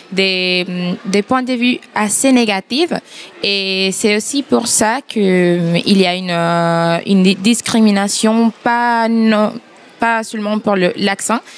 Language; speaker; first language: French; non-native, fluent; Spanish